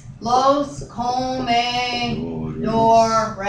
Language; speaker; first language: Spanish; non-native, learner; English